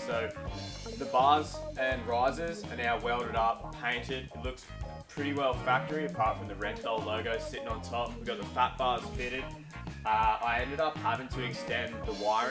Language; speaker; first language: English; native; English